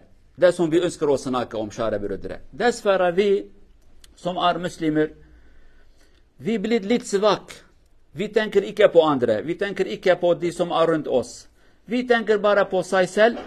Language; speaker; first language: Norwegian; non-native, learner; Kurdish